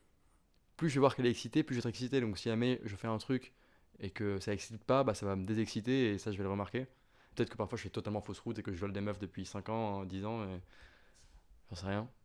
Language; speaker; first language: French; native; French